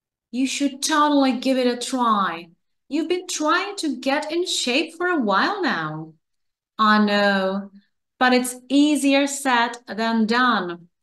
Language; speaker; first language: English; non-native, fluent; Czech